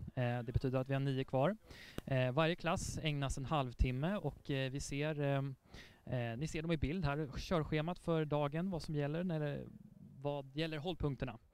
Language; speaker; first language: Swedish; native; Swedish